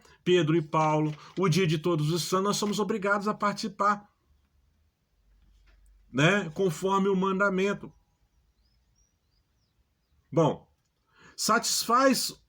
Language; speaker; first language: Portuguese; native; Portuguese